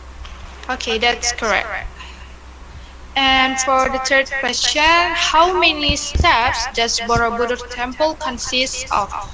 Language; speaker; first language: English; non-native, learner; Indonesian